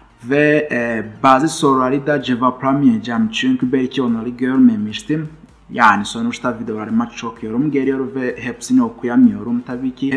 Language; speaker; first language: Turkish; non-native, fluent; Kinyarwanda